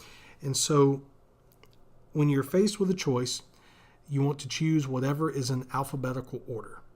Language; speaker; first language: English; native; English